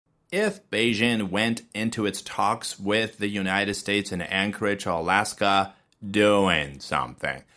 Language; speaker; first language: English; non-native, fluent; Chinese